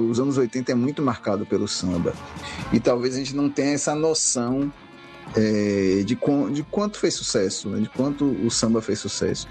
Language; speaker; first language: Portuguese; native; Portuguese